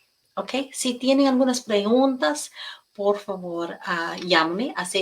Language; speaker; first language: Spanish; non-native, fluent; English